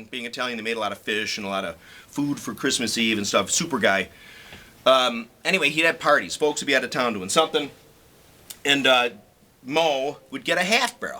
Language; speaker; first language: English; native; English